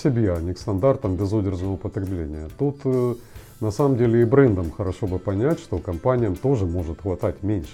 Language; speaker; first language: Russian; native; Russian